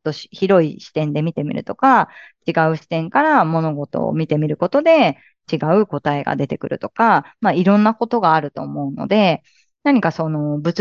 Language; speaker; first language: Japanese; native; Japanese